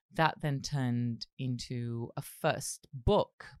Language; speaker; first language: English; non-native, fluent; Italian